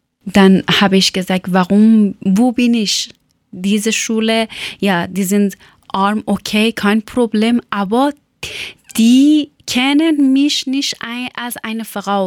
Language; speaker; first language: German; non-native, learner; Persian